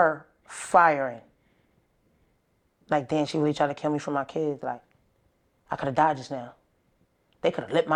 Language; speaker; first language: English; native; English